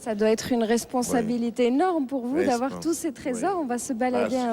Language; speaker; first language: French; native; French